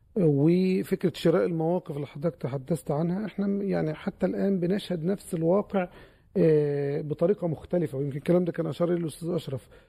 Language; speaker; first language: Arabic; native; Arabic